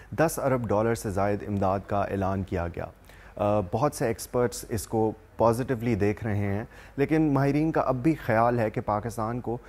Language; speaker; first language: Urdu; native; Urdu